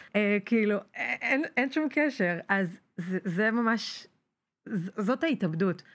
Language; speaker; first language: Hebrew; native; Hebrew